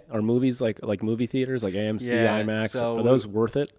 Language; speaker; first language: English; native; English